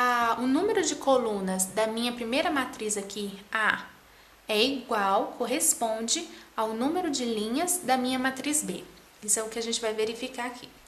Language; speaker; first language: Portuguese; native; Portuguese